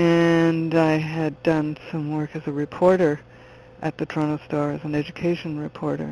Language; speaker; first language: English; native; English